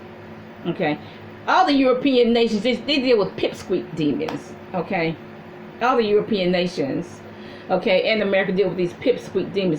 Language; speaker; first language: English; native; English